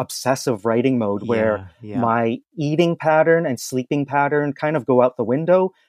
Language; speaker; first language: English; native; English